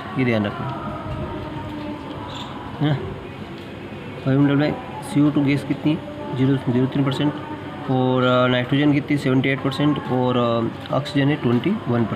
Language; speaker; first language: Hindi; native; Hindi